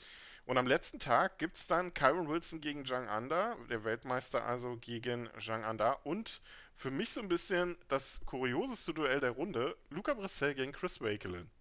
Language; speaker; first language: German; native; German